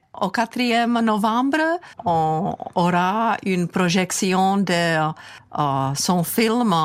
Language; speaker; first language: French; non-native, fluent; Czech